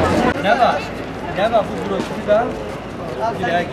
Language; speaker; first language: Turkish; native; Turkish